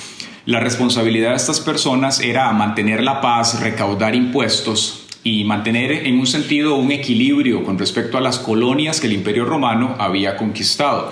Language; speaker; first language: Spanish; native; Spanish